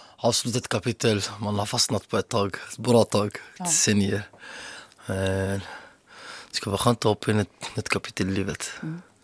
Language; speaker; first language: Swedish; early bilingual, other home language; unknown